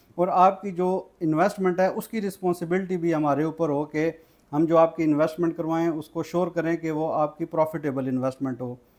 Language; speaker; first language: Urdu; non-native, local second language; Punjabi